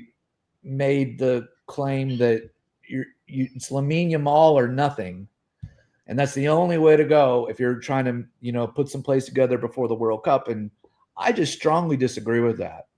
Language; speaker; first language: English; native; English